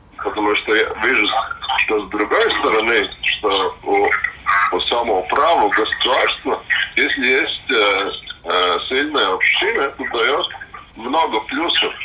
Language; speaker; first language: Russian; non-native, local second language; Latvian